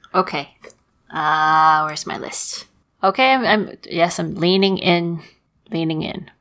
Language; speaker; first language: English; early bilingual, other home language; Chinese